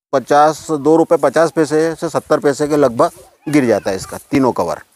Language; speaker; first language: Hindi; native; Hindi